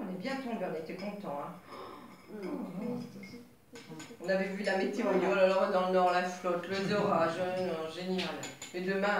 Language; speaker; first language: French; native; French